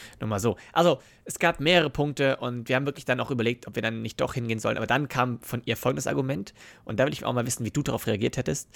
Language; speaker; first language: German; native; German